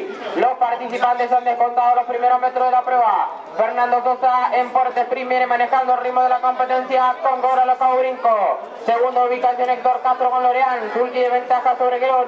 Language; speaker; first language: Spanish; native; Spanish